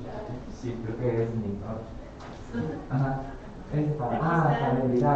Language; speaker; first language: Spanish; non-native, learner; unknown